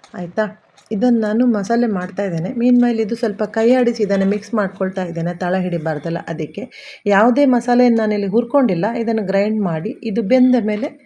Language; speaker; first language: Kannada; native; Kannada